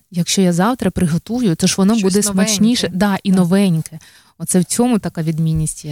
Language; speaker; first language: Ukrainian; native; Ukrainian